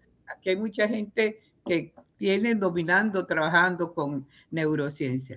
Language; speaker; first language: Spanish; native; Spanish